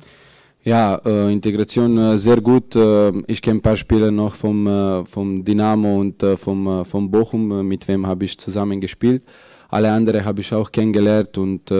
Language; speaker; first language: German; non-native, fluent; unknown